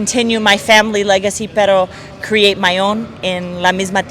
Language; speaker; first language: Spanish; non-native, learner; English